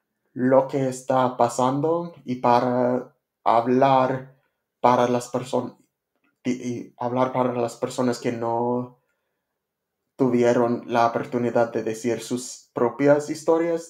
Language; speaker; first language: Spanish; non-native, learner; English